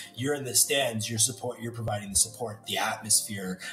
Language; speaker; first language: English; native; English